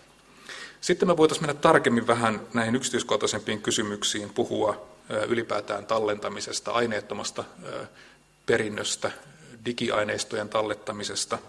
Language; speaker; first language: Finnish; native; Finnish